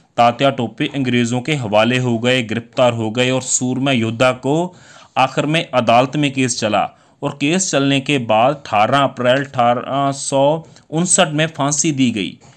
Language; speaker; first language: Hindi; non-native, local second language; Punjabi